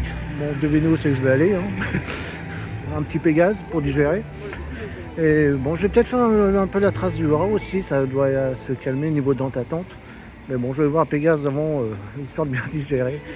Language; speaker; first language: French; native; French